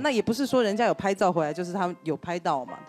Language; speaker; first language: Chinese; native; Chinese